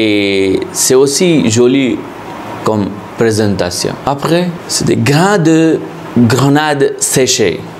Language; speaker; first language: French; non-native, fluent; Hindi